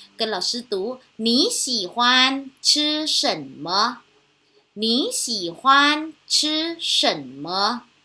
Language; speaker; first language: Chinese; non-native, fluent; Thai